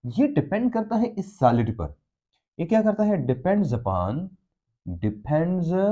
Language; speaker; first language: Urdu; non-native, local second language; Pashto